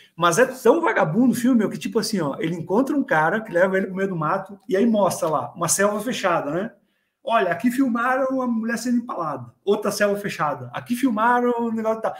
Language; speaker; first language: Portuguese; native; Portuguese